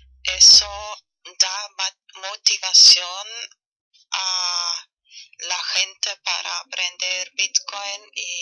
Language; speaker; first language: Spanish; non-native, fluent; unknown